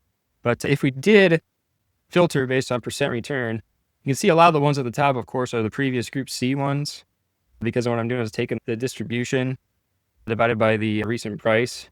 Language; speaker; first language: English; native; English